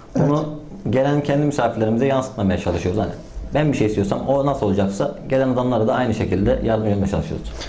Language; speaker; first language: Turkish; native; Turkish